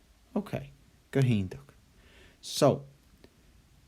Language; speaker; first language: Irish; non-native, local second language; English